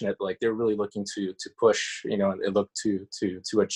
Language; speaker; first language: English; non-native, fluent; Portuguese